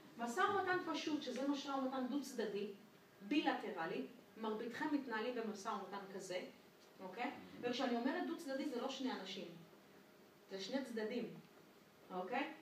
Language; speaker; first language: Hebrew; non-native, fluent; French